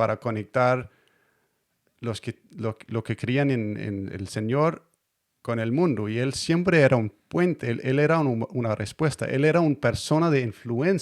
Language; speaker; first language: Spanish; non-native, learner; Danish